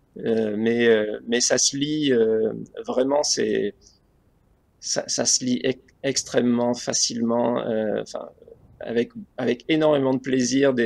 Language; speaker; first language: French; native; French